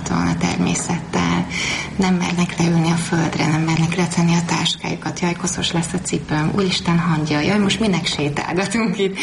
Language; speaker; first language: Hungarian; native; Hungarian